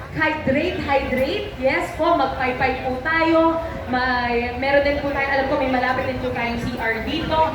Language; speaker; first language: Filipino; native; Filipino